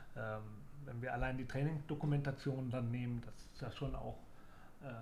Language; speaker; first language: German; native; German